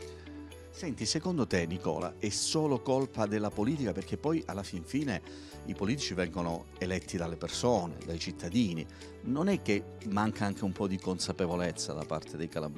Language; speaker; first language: Italian; native; Italian